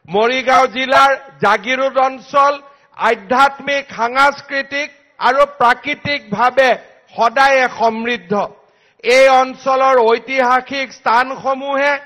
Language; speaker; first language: Assamese; native; Assamese